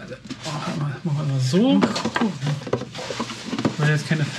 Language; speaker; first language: German; native; German